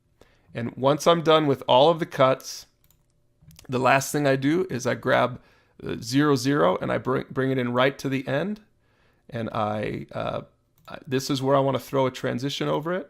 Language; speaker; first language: English; native; English